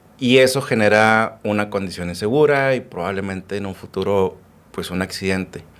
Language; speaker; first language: Spanish; native; Spanish